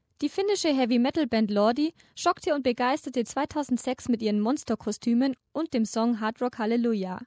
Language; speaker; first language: German; native; German